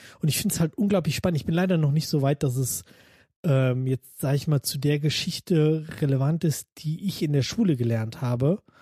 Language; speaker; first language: German; native; German